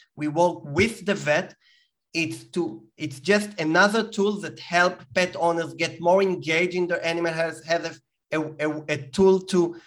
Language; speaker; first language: English; non-native, fluent; Hebrew